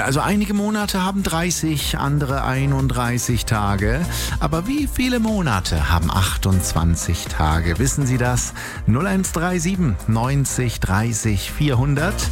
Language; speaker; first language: German; native; German